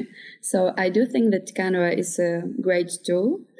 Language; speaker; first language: English; early bilingual, other home language; Czech